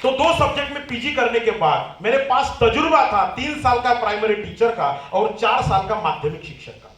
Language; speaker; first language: Hindi; non-native, local second language; Marathi